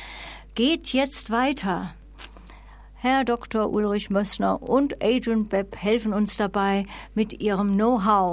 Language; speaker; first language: German; native; German